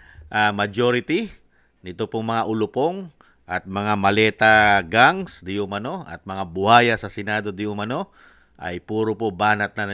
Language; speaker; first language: Filipino; native; Filipino